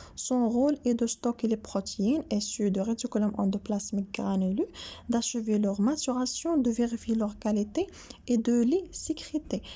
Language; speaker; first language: French; non-native, local second language; Arabic